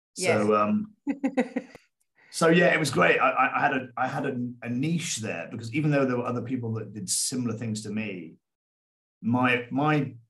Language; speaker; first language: English; native; English